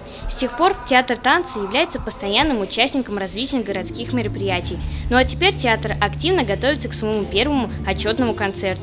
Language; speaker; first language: Russian; native; Russian